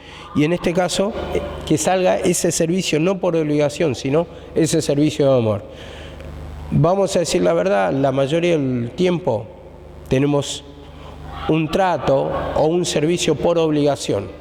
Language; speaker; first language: Spanish; native; Spanish